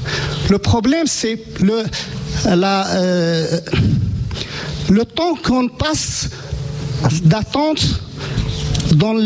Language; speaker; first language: French; non-native, fluent; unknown